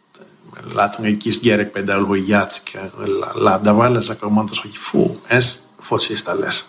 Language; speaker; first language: Hungarian; non-native, learner; Greek